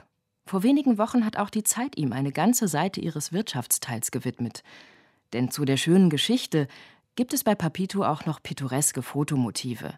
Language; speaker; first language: German; native; German